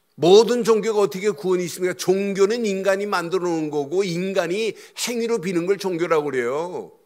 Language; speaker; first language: Korean; native; Korean